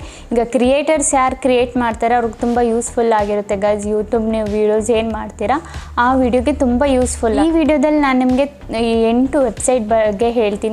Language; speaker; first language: Kannada; native; Kannada